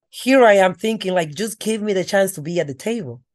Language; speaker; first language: English; non-native, fluent; Spanish